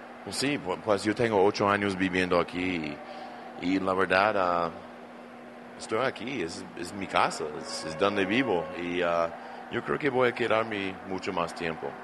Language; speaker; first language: Spanish; non-native, fluent; English